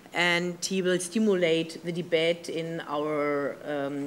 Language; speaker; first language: English; non-native, learner; German